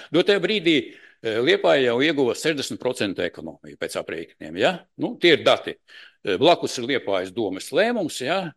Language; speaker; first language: Latvian; non-native, local second language; Russian